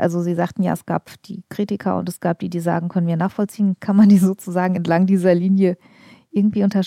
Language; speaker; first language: German; native; German